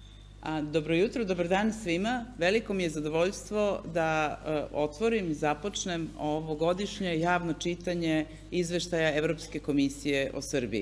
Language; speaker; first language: Serbian; native; Serbian